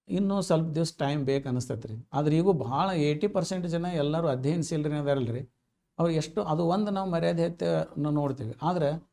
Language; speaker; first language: Kannada; native; Kannada